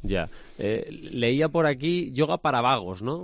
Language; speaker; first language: Spanish; native; Spanish